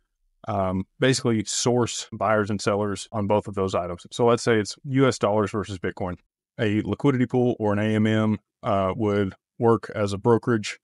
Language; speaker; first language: English; native; English